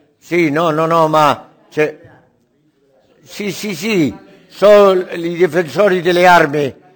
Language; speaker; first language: Italian; non-native, learner; Spanish